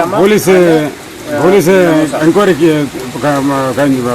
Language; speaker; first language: Malayalam; non-native, local second language; Kannada